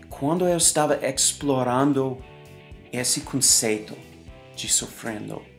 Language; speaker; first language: Portuguese; non-native, fluent; English